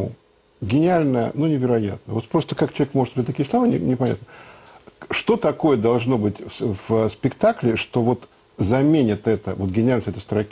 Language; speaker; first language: Russian; native; Russian